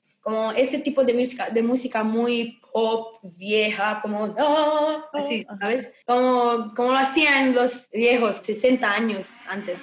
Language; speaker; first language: Spanish; non-native, fluent; Romanian